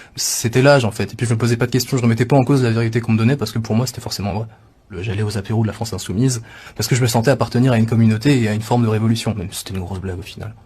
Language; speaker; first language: French; native; French